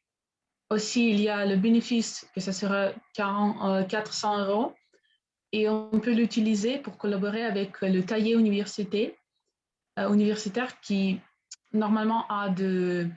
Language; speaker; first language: French; non-native, learner; Spanish